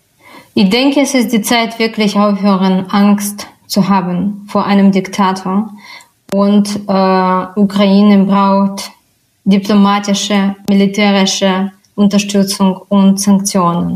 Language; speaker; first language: German; non-native, fluent; Russian